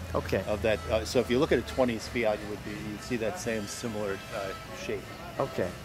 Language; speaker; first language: English; native; English